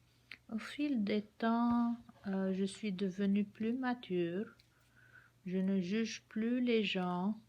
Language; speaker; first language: French; non-native, local second language; Arabic